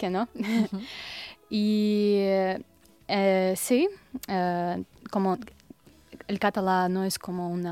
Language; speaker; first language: Catalan; non-native, learner; Russian